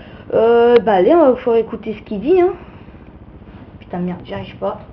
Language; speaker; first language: French; native; French